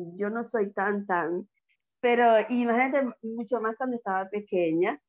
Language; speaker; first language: Spanish; native; Spanish